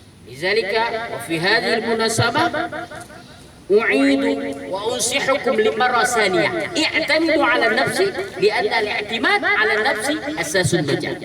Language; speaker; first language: Arabic; non-native, fluent; Indonesian